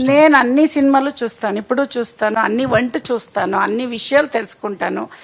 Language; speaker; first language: Telugu; non-native, local second language; Kannada